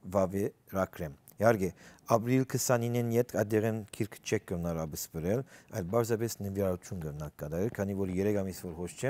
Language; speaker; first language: Armenian; early bilingual, heritage; Armenian